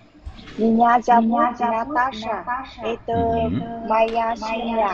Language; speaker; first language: Russian; non-native, learner; Vietnamese